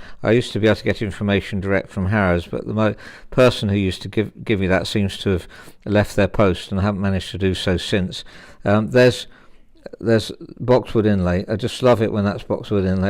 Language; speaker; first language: English; native; English